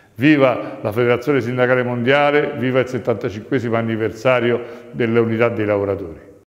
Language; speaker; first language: Italian; native; Italian